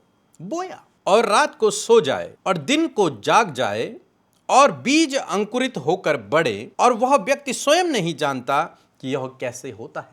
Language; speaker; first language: Hindi; native; Hindi